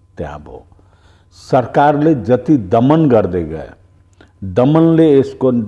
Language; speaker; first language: Nepali; non-native, local second language; Bhojpuri